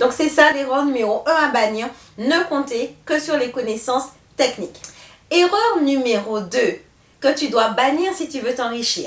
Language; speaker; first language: French; native; French